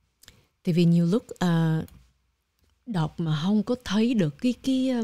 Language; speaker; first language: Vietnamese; early bilingual, heritage; Vietnamese